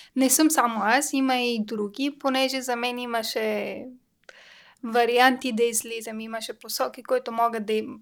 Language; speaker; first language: Bulgarian; non-native, learner; Persian